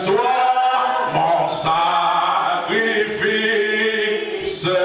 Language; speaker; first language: French; non-native, local second language; Haitian Creole